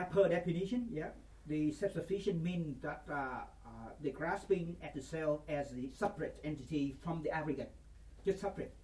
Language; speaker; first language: English; non-native, fluent; Vietnamese